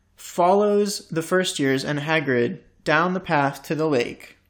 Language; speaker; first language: English; native; English